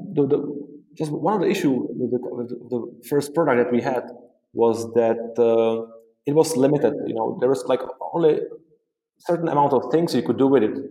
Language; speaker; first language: English; non-native, fluent; Czech